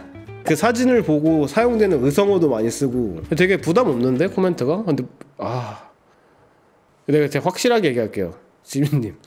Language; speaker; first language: Korean; native; Korean